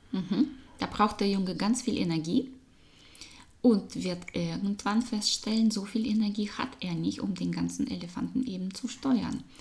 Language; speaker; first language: German; non-native, fluent; Russian